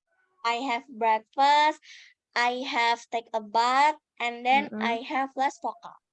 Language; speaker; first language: English; non-native, learner; Indonesian